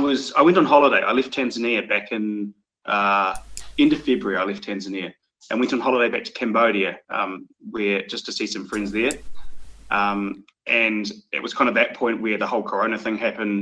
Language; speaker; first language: English; native; English